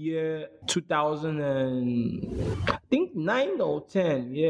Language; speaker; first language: English; non-native, local second language; Igbo